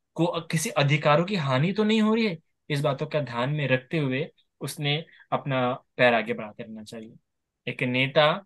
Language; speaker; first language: Hindi; non-native, local second language; Marathi